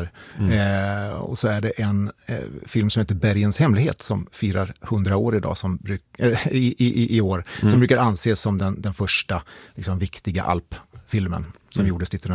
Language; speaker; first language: Swedish; native; Swedish